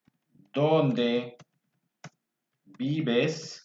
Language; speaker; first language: Spanish; non-native, fluent; English